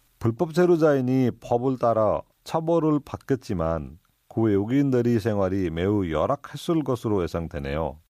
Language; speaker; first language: Korean; non-native, fluent; Nepali